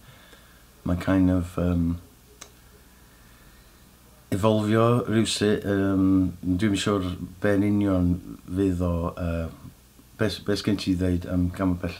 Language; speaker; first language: Welsh; native; Welsh